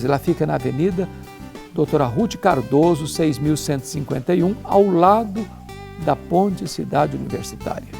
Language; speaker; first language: Portuguese; native; Portuguese